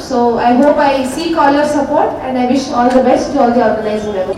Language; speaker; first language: English; non-native, local second language; Telugu